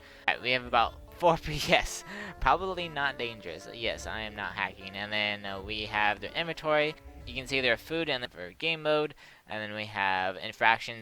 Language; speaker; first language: English; native; English